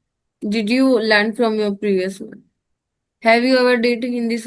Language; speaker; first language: English; non-native, learner; Hindi